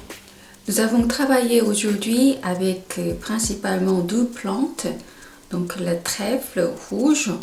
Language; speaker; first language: French; non-native, fluent; Korean